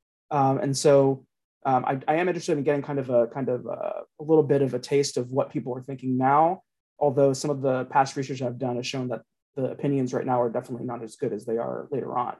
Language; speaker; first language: English; native; English